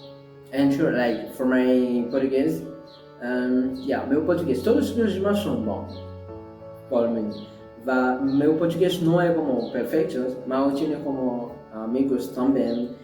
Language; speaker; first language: Portuguese; non-native, learner; Haitian Creole